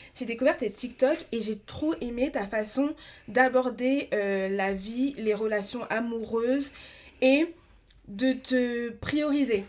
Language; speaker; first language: French; native; French